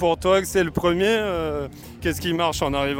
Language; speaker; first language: French; native; French